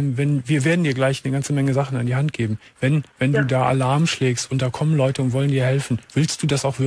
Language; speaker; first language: German; native; German